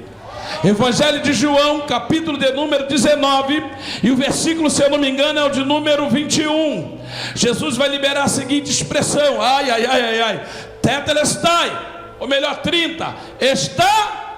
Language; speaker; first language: Portuguese; native; Portuguese